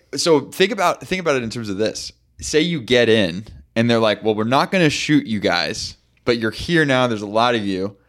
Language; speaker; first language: English; native; English